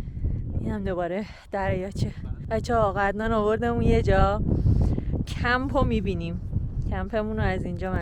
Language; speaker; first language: Persian; native; Persian